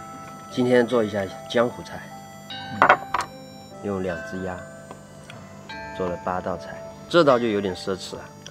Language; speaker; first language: Chinese; native; Chinese